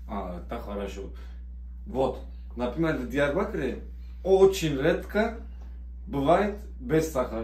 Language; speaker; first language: Russian; non-native, learner; Turkish